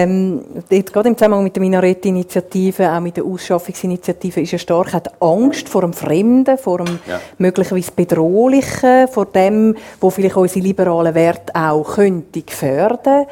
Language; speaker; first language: German; native; German